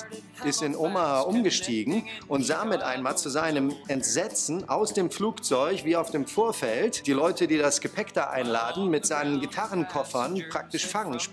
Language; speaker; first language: German; native; German